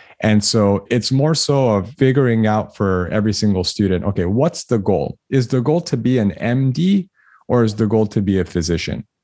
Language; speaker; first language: English; early bilingual, other home language; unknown